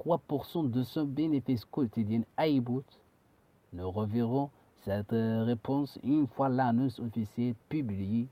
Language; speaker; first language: French; non-native, learner; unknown